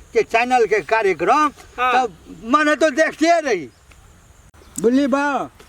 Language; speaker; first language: Maithili; native; Maithili